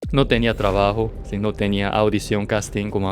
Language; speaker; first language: Spanish; non-native, learner; Korean